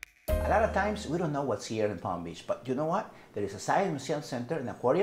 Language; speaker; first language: English; non-native, fluent; Spanish